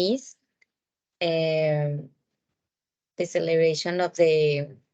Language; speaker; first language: English; non-native, learner; Spanish